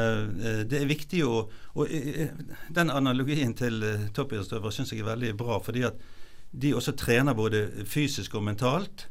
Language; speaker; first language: Norwegian; native; Norwegian